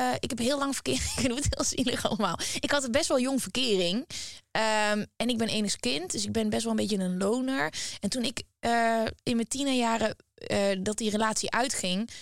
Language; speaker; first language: Dutch; native; Dutch